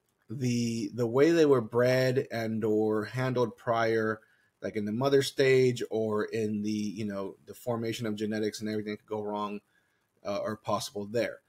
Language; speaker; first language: English; native; English